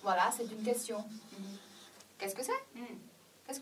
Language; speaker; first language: French; non-native, fluent; Chinese